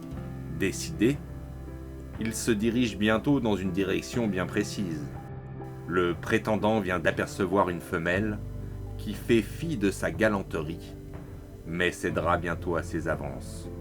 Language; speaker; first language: French; native; French